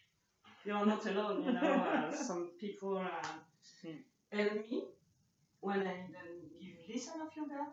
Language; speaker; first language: English; non-native, learner; French